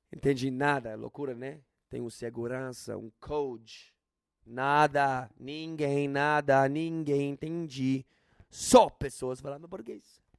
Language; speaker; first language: Portuguese; non-native, learner; English